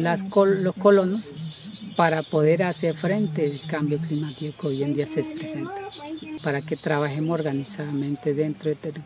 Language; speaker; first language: Spanish; non-native, local second language; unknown